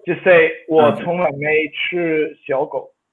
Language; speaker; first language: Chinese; non-native, fluent; Swedish